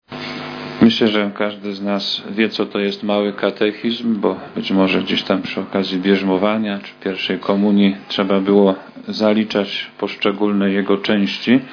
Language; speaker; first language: Polish; native; Polish